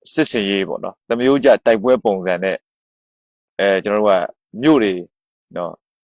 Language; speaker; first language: Burmese; native; Burmese